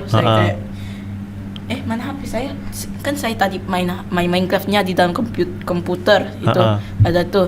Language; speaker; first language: Indonesian; non-native, local second language; English